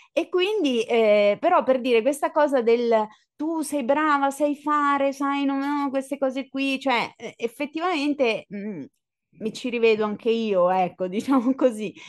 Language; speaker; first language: Italian; native; Italian